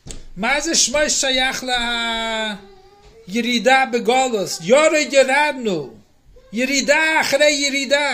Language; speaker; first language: Hebrew; non-native, fluent; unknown